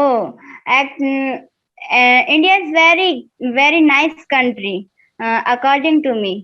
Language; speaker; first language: English; non-native, learner; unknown